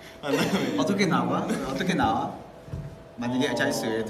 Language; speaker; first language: Korean; non-native, fluent; Vietnamese